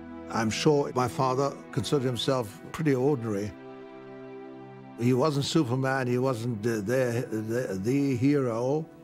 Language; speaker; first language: English; non-native, fluent; German